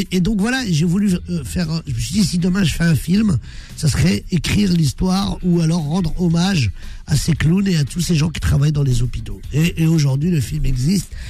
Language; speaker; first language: French; early bilingual, other home language; Arabic